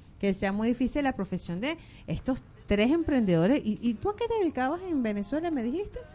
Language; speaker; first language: Spanish; native; Spanish